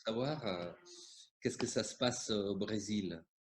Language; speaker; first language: French; non-native, fluent; Italian